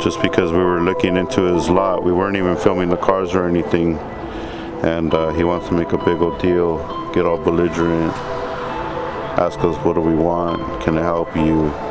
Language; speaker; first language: English; early bilingual, other home language; Spanish